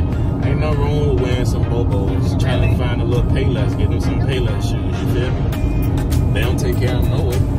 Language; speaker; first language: English; native; English